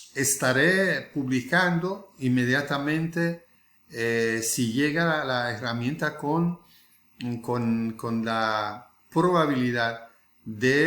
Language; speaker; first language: Spanish; non-native, fluent; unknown